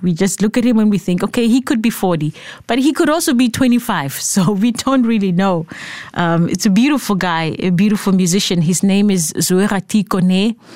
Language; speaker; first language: English; non-native, local second language; Southern Sotho